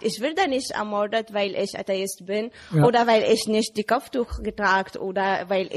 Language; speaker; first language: German; non-native, learner; Arabic